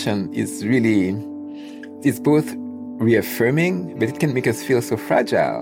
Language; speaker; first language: English; non-native, fluent; Haitian Creole